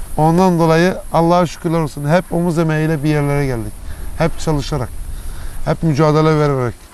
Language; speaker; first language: Turkish; early bilingual, heritage; Turkish